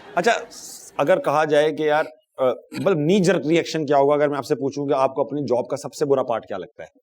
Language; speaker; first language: Urdu; native; Urdu